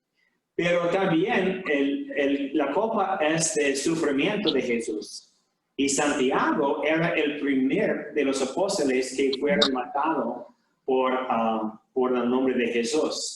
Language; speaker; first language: Spanish; non-native, fluent; English